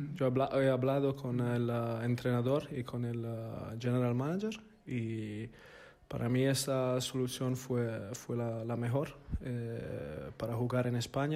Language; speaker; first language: Spanish; non-native, fluent; Italian